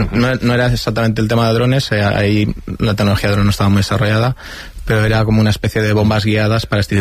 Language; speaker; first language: Spanish; native; Spanish